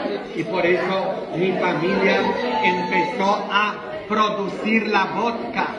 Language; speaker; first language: Spanish; non-native, fluent; Polish